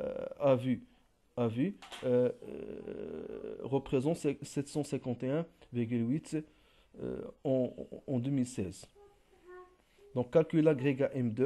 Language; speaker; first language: French; non-native, local second language; Arabic